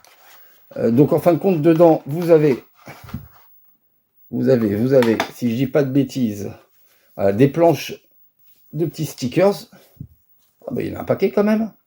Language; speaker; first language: French; native; French